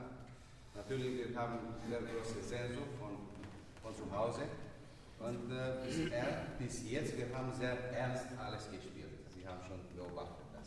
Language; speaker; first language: German; non-native, fluent; Romanian